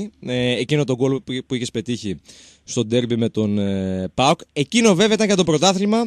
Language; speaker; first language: Greek; native; Greek